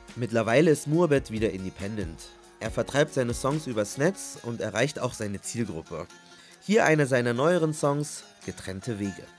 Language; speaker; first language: German; native; German